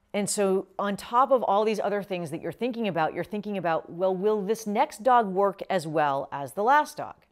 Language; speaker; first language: English; native; English